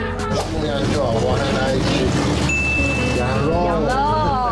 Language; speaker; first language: Chinese; non-native, fluent; Persian